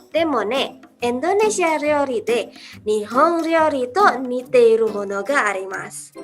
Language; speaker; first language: Japanese; non-native, learner; Indonesian